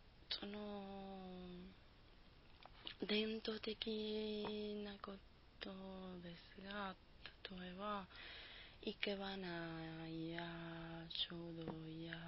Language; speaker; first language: Japanese; non-native, learner; Spanish